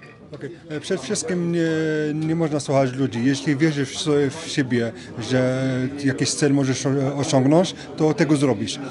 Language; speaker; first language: Polish; non-native, fluent; French